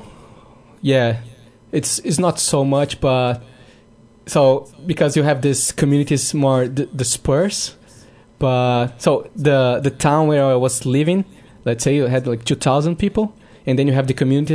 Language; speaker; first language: English; non-native, fluent; Portuguese